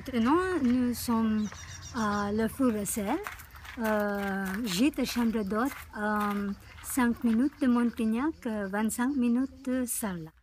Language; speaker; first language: French; non-native, learner; English